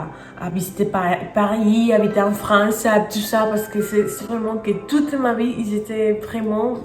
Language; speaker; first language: French; non-native, fluent; Spanish